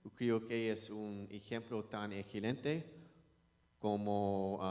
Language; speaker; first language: Spanish; non-native, learner; English